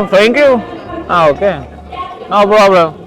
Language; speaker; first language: English; non-native, learner; Lithuanian